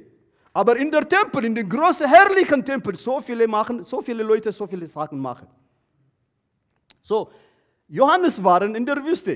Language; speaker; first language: German; non-native, learner; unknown